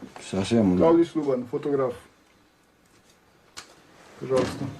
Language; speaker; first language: Russian; non-native, learner; French